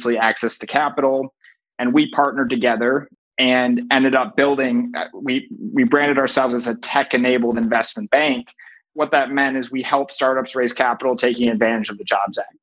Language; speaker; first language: English; native; English